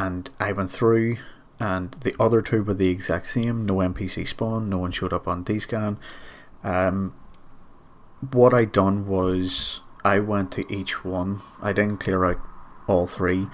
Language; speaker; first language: English; native; English